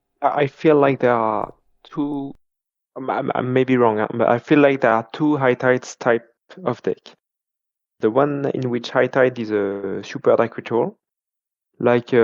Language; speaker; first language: English; non-native, fluent; French